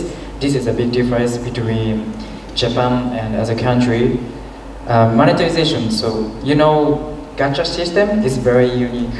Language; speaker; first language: English; non-native, learner; Japanese